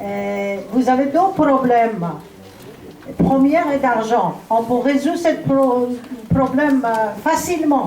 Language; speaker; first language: French; non-native, learner; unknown